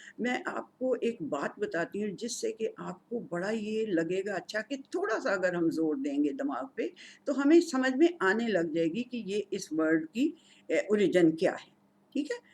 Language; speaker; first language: Urdu; non-native, local second language; Punjabi